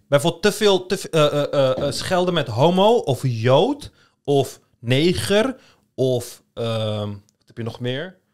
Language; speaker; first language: Dutch; early bilingual, other home language; Turkish